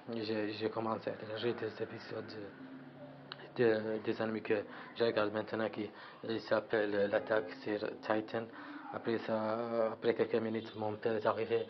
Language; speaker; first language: French; non-native, learner; Arabic